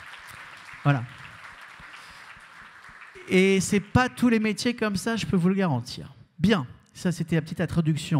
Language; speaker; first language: French; native; French